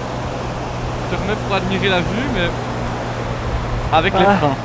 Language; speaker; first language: French; native; French